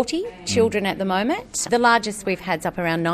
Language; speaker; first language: English; native; English